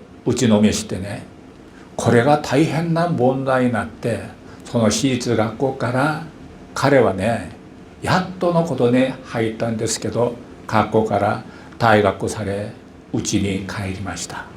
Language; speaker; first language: Japanese; non-native, fluent; Korean